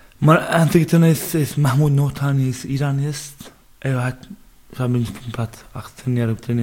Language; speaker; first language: German; non-native, learner; Baluchi